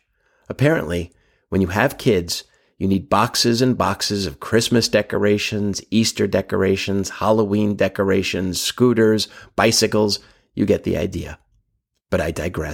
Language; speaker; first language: English; native; English